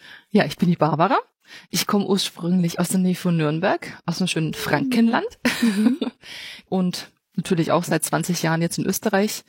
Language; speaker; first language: German; native; German